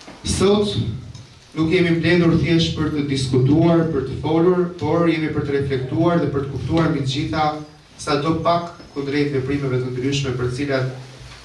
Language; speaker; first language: Albanian; native; Albanian